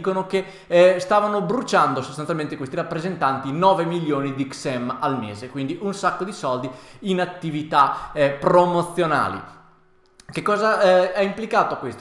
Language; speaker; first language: Italian; native; Italian